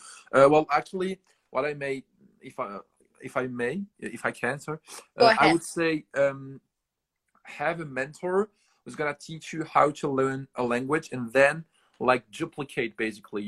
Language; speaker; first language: English; non-native, fluent; French